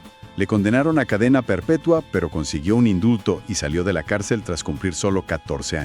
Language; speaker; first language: Spanish; native; Spanish